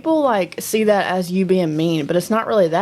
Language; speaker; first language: English; native; English